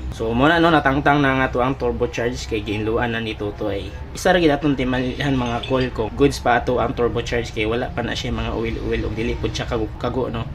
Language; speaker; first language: Cebuano; native; Cebuano